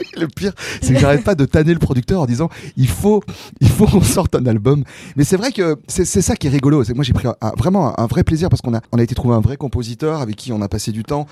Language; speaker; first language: French; native; French